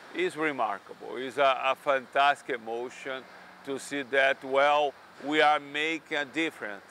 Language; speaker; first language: English; non-native, fluent; Portuguese